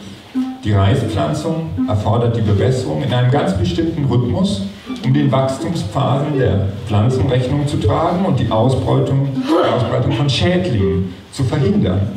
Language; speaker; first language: German; native; German